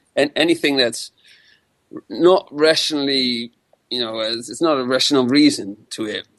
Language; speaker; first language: English; non-native, fluent; Dutch